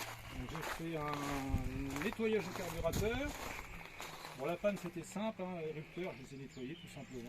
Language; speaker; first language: French; native; French